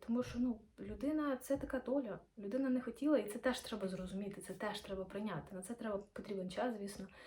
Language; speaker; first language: Ukrainian; non-native, local second language; Russian